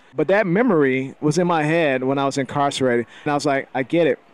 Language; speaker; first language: English; native; English